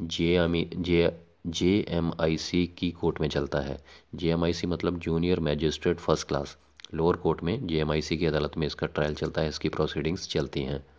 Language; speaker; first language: Hindi; non-native, local second language; Punjabi